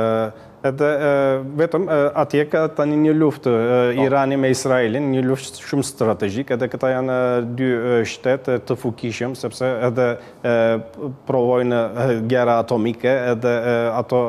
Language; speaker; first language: Albanian; early bilingual, heritage; Albanian